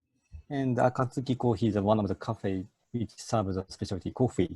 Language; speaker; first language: English; non-native, fluent; Japanese